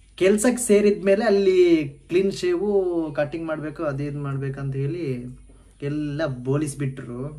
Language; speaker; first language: Kannada; non-native, local second language; Tulu